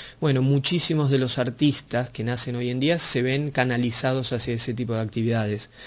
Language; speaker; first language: Spanish; native; Spanish